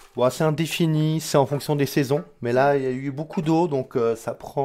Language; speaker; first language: French; native; French